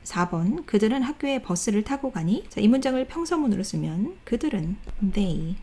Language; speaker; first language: Korean; native; Korean